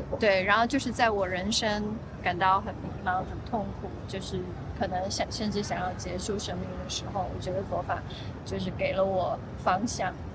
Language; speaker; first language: Chinese; native; Chinese